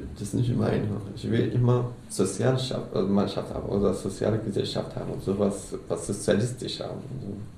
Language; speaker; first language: German; non-native, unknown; Arabic